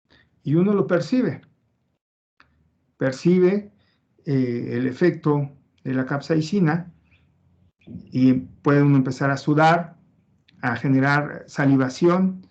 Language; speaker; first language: Spanish; native; Spanish